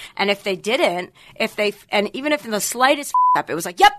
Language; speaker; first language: English; native; English